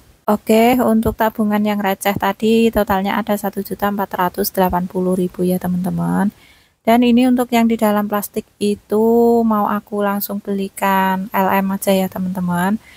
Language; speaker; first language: Indonesian; native; Indonesian